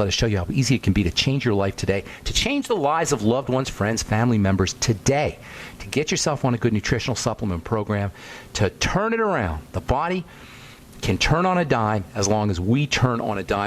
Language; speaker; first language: English; native; English